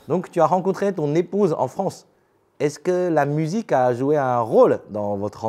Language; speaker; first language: French; native; French